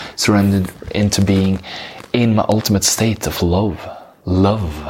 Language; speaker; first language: English; non-native, fluent; Norwegian